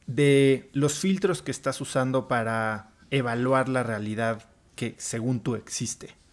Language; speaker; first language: Spanish; native; Spanish